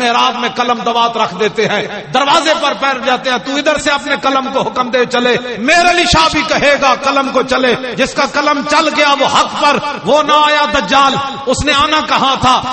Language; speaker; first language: Urdu; non-native, local second language; Punjabi